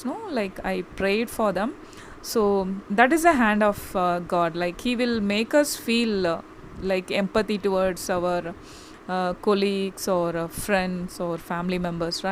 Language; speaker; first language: English; non-native, local second language; Tamil